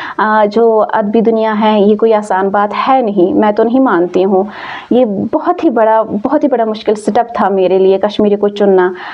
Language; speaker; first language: Urdu; non-native, local second language; Kashmiri